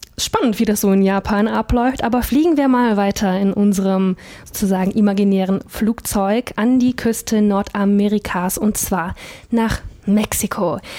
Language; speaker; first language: German; early bilingual, other home language; Russian